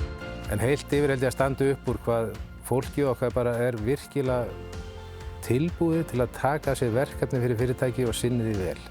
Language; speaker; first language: Icelandic; native; Icelandic